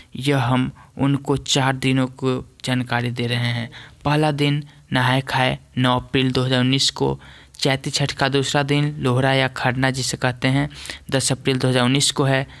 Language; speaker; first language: Hindi; native; Hindi